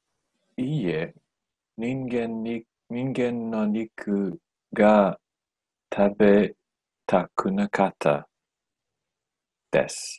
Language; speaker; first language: Japanese; non-native, learner; English